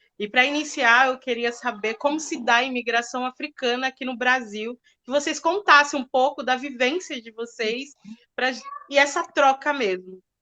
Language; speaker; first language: Portuguese; native; Portuguese